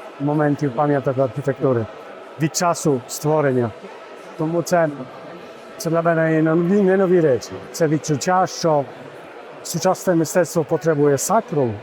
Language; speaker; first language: Ukrainian; early bilingual, heritage; Polish